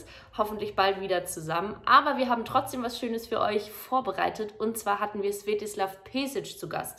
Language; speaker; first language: German; native; German